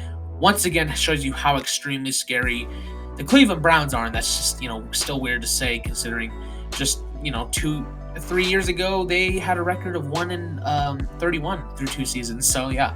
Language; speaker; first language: English; native; English